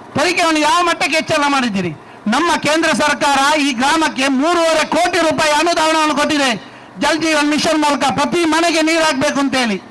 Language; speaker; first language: Kannada; non-native, local second language; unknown